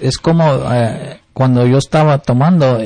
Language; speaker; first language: Spanish; early bilingual, heritage; English